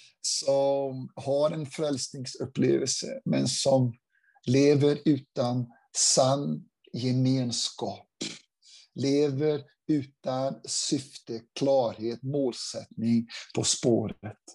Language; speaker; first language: Swedish; non-native, fluent; Portuguese